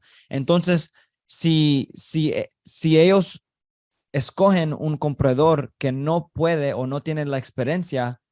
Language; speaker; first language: Spanish; early bilingual, heritage; Spanish